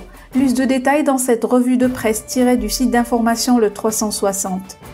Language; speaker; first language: French; non-native, local second language; Arabic